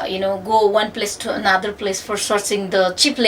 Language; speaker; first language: English; non-native, fluent; Nepali